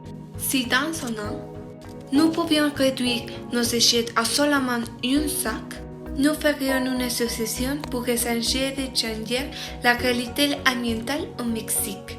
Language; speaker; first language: French; non-native, learner; Spanish